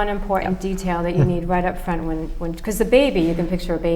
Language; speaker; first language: English; native; English